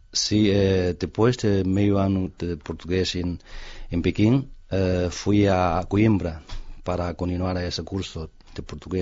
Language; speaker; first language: Portuguese; non-native, fluent; Chinese